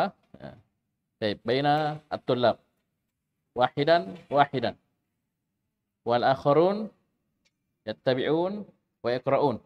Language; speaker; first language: Arabic; non-native, fluent; Indonesian